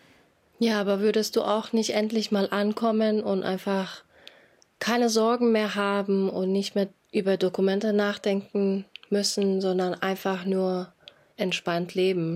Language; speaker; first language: German; early bilingual, other home language; Persian